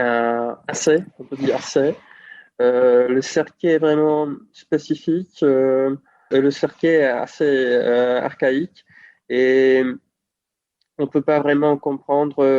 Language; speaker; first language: French; non-native, fluent; Czech